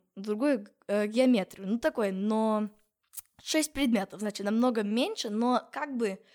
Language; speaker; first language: Russian; non-native, fluent; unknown